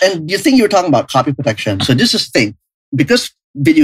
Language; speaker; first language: English; non-native, local second language; Filipino